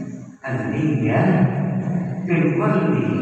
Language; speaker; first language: Arabic; non-native, fluent; Indonesian